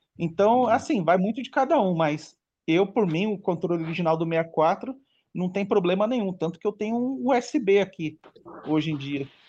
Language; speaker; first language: Portuguese; native; Portuguese